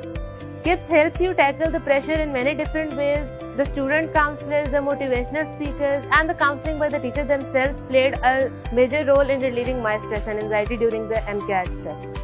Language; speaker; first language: English; non-native, local second language; Urdu